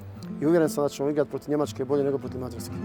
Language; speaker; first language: Bosnian; native; Bosnian